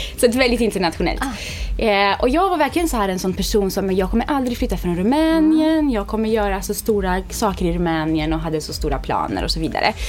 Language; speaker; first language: Swedish; non-native, fluent; Romanian